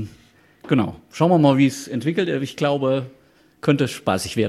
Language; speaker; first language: German; native; German